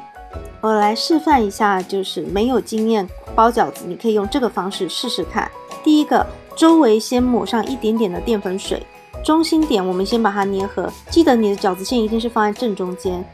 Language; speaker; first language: Chinese; native; Chinese